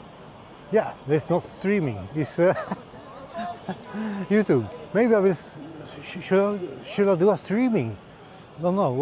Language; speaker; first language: English; non-native, fluent; Swedish